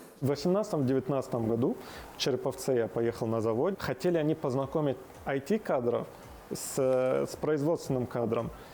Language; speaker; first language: Russian; non-native, fluent; Arabic